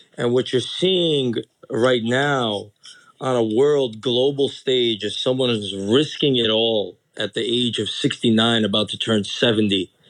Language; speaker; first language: English; early bilingual, other home language; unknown